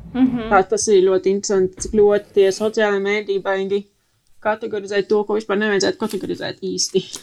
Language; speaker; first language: Latvian; non-native, local second language; Russian